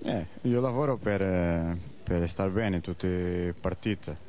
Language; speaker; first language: Italian; non-native, learner; Portuguese